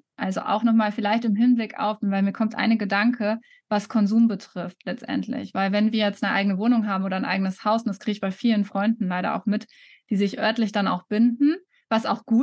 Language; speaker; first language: German; native; German